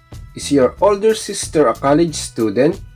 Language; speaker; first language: English; non-native, local second language; Filipino